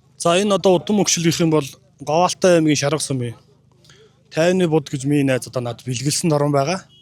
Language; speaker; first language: Mongolian; native; Mongolian